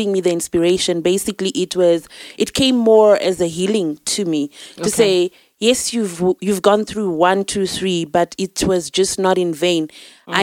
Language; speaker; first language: English; non-native, local second language; Shona